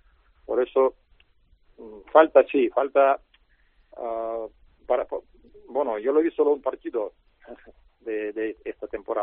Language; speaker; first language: Spanish; non-native, learner; Russian